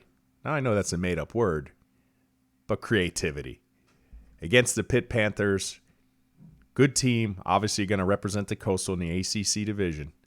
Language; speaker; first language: English; native; English